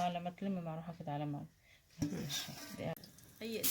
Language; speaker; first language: Arabic; native; Arabic